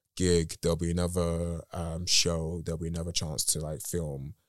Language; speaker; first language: English; native; English